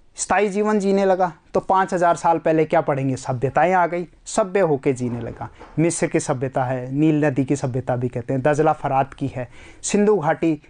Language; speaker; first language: Hindi; native; Hindi